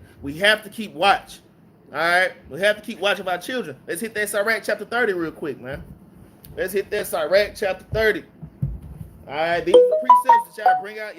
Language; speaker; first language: English; native; English